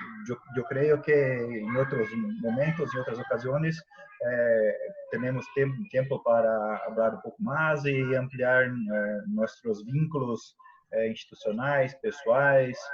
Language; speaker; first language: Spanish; non-native, fluent; Portuguese